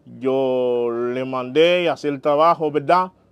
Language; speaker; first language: Spanish; non-native, learner; Haitian Creole